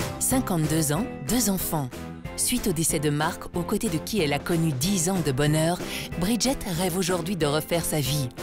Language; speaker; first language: French; native; French